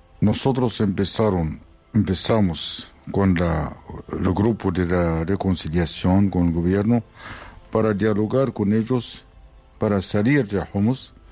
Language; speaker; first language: Spanish; non-native, fluent; Arabic